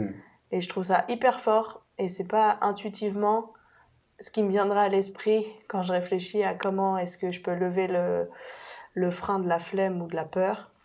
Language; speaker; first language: French; native; French